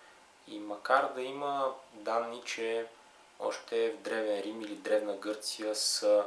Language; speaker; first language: Bulgarian; native; Bulgarian